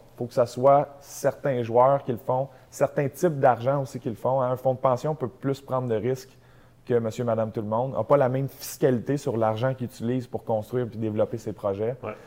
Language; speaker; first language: French; native; French